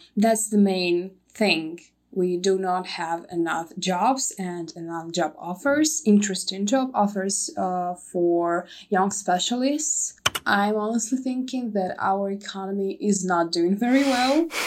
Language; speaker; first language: English; non-native, fluent; Russian